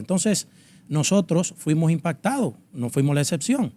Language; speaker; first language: Spanish; native; Spanish